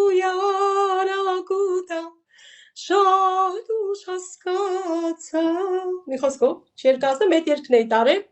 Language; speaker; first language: Armenian; native; Armenian